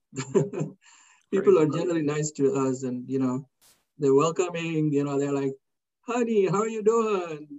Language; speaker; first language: English; non-native, local second language; Kannada